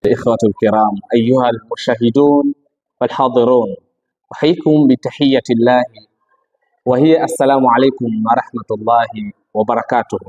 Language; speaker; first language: Arabic; non-native, fluent; Swahili